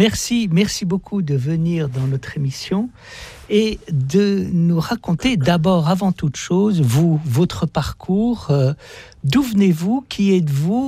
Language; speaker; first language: French; native; French